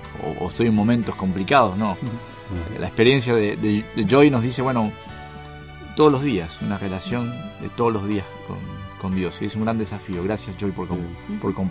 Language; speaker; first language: Spanish; native; Spanish